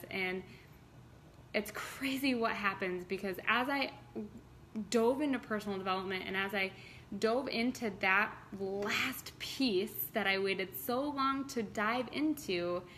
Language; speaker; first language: English; native; English